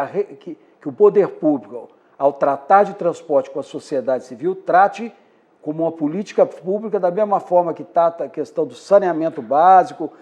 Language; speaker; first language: Portuguese; native; Portuguese